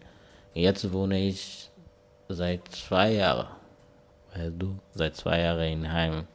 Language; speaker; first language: German; non-native, learner; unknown